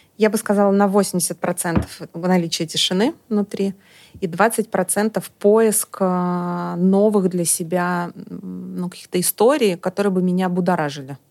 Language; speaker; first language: Russian; native; Russian